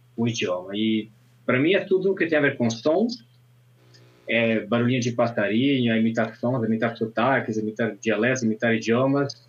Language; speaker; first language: Portuguese; non-native, fluent; Italian